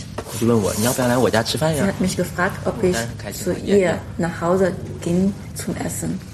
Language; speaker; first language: German; non-native, fluent; Chinese